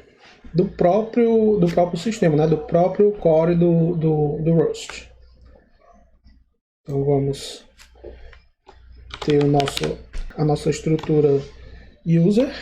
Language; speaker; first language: Portuguese; native; Portuguese